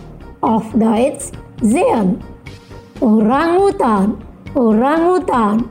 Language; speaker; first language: German; non-native, fluent; Indonesian